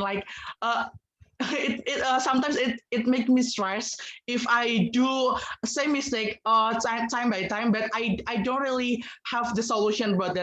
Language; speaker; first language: English; non-native, learner; Indonesian